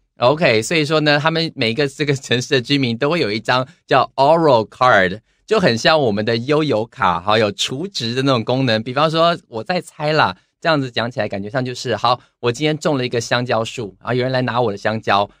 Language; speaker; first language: Chinese; native; Chinese